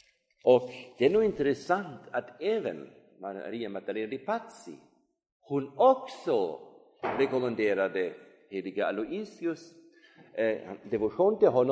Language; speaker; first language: Swedish; non-native, fluent; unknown